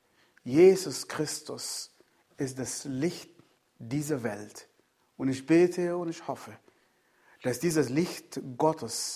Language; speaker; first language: German; non-native, fluent; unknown